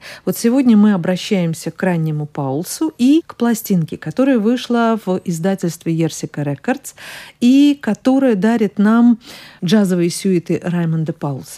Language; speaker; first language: Russian; native; Russian